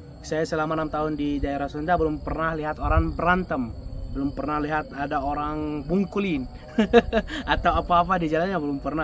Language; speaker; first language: Indonesian; non-native, fluent; Arabic